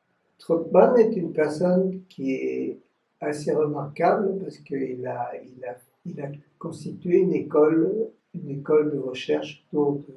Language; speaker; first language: French; non-native, fluent; Vietnamese